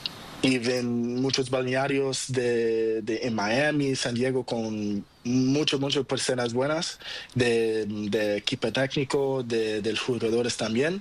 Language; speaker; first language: Spanish; non-native, learner; Portuguese